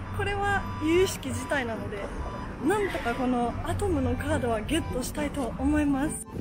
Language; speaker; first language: Japanese; early bilingual, other home language; Chinese